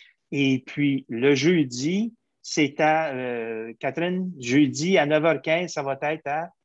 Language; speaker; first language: French; native; French